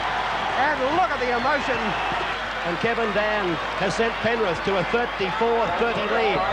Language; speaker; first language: English; native; English